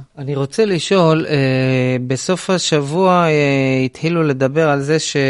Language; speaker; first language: Hebrew; native; Hebrew